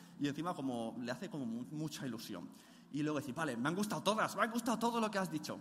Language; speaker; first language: Spanish; native; Spanish